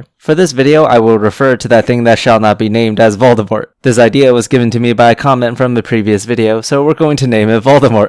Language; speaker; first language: English; native; English